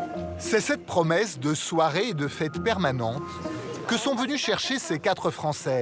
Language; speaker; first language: French; native; French